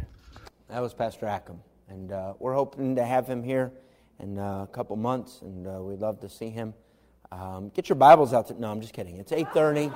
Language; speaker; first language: English; native; English